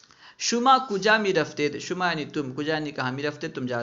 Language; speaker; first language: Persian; non-native, fluent; Urdu